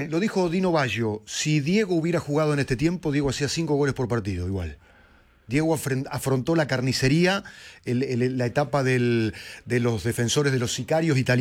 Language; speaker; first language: Spanish; native; Spanish